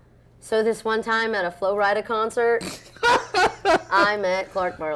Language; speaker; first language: English; native; English